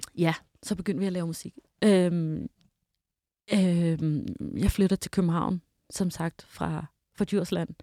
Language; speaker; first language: Danish; early bilingual, heritage; Danish